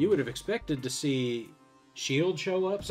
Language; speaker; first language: English; native; English